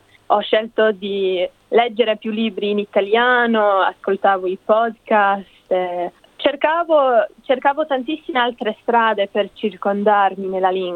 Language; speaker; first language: Italian; non-native, fluent; English